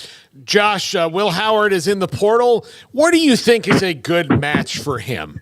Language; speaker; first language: English; native; English